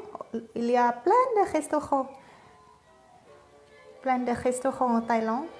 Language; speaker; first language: French; non-native, learner; Thai